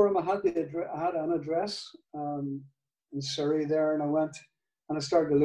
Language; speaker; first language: English; native; English